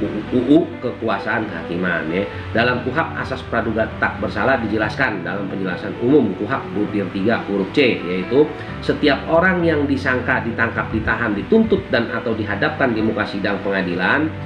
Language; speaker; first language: Indonesian; native; Indonesian